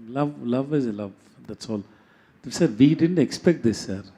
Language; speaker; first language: Telugu; non-native, learner; Tamil